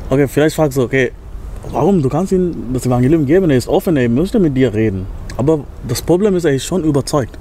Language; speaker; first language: German; non-native, fluent; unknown